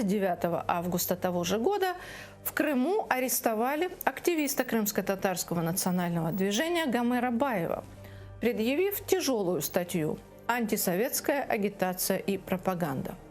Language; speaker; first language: Russian; native; Russian